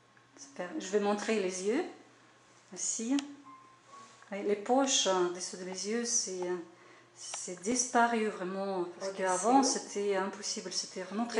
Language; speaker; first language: French; non-native, learner; Russian